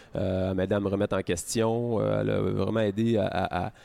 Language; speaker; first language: French; native; French